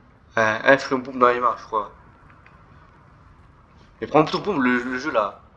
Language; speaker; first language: French; native; French